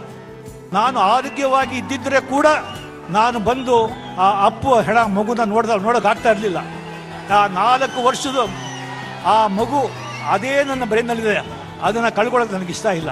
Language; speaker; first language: Kannada; non-native, local second language; Marathi